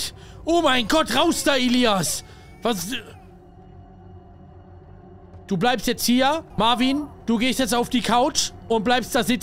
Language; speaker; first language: German; native; German